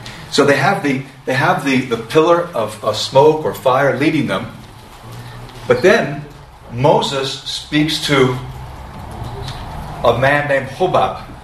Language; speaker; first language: English; native; English